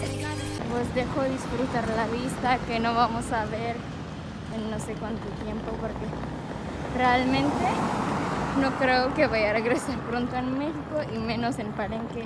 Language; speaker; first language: Spanish; non-native, learner; French